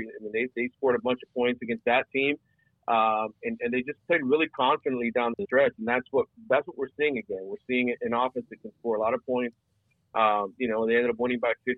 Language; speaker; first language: English; native; English